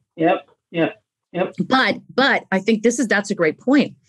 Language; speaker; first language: English; native; English